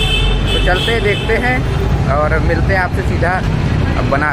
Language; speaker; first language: Hindi; native; Hindi